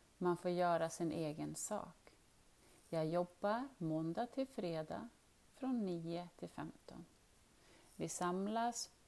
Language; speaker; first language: Swedish; non-native, learner; Arabic